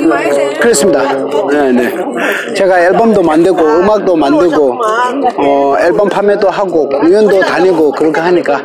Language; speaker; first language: Korean; non-native, fluent; Tibetan